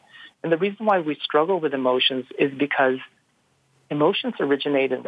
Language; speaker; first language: English; native; English